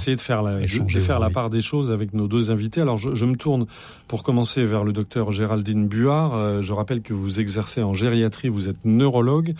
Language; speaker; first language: French; native; French